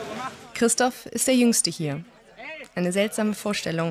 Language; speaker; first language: German; native; German